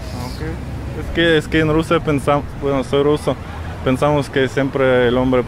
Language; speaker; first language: Spanish; non-native, fluent; Russian